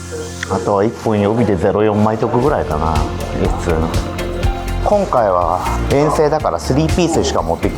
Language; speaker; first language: Japanese; native; Japanese